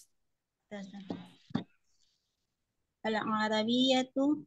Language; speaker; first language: Arabic; non-native, learner; Indonesian